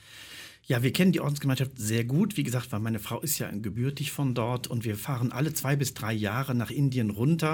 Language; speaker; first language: German; native; German